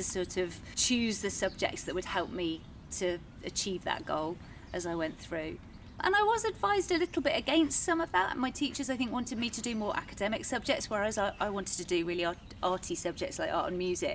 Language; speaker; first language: English; native; English